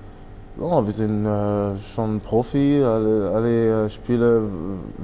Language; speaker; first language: German; non-native, fluent; French